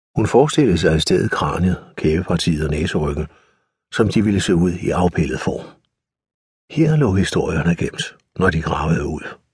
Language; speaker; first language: Danish; native; Danish